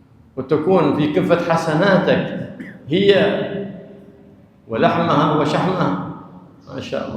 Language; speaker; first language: Arabic; native; Arabic